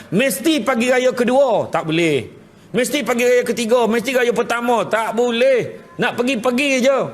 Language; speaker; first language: Malay; native; Malay